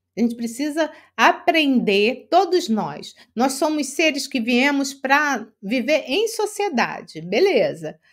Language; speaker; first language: Portuguese; native; Portuguese